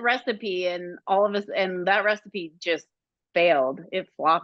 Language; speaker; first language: English; native; English